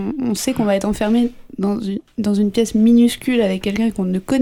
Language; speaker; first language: French; native; French